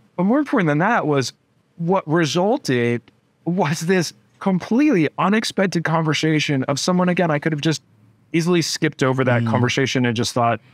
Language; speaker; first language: English; native; English